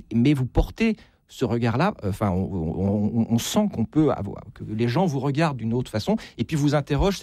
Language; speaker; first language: French; native; French